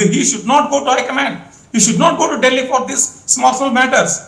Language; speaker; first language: English; non-native, local second language; Kannada